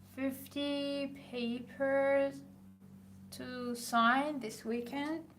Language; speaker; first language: English; non-native, fluent; Persian